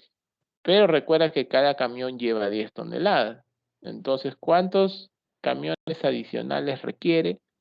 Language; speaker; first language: Spanish; native; Spanish